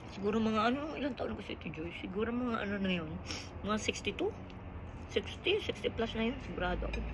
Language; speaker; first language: Filipino; native; Filipino